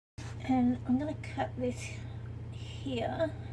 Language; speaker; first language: English; native; English